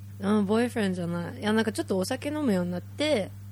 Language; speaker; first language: Japanese; native; Japanese